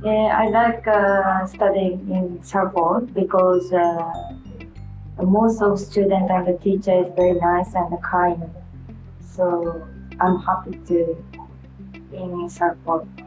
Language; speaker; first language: English; non-native, learner; Japanese